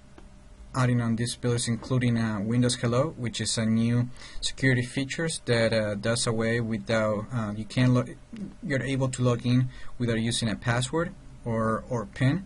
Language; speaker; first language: English; non-native, fluent; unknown